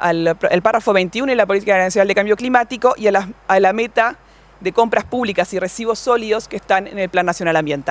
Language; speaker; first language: Spanish; native; Spanish